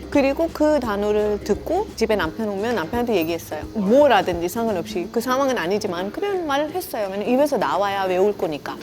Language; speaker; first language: Korean; non-native, fluent; Hindi